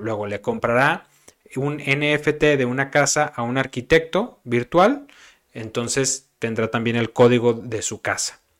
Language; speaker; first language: Spanish; native; Spanish